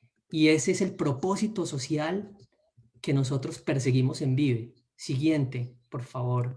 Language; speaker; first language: Spanish; native; Spanish